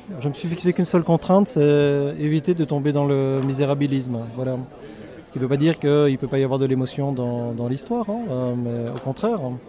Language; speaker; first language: French; early bilingual, other home language; Korean